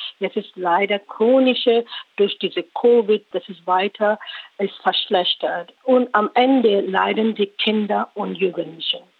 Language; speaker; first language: German; non-native, learner; Rohingya